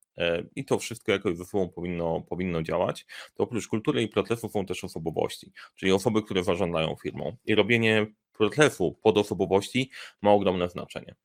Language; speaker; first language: Polish; native; Polish